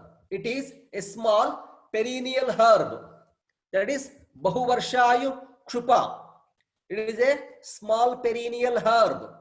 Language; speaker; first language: English; non-native, local second language; Kannada